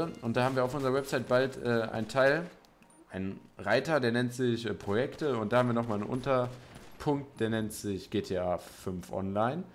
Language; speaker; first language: German; native; German